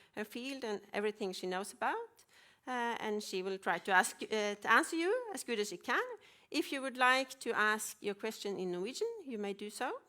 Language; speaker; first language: English; non-native, fluent; Norwegian